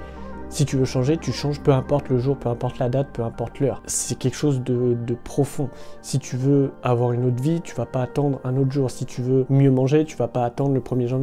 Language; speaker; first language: French; native; French